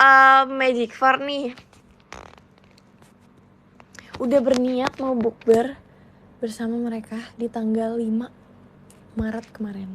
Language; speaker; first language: Indonesian; native; Indonesian